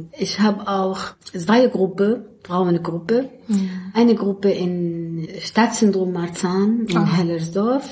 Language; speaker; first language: German; non-native, learner; Arabic